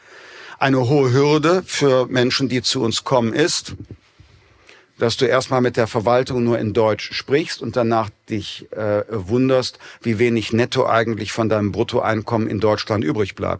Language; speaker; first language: German; native; German